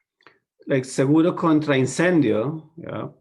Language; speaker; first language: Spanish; early bilingual, heritage; Spanish